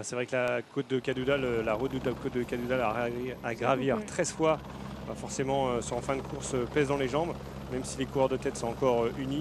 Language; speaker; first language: French; native; French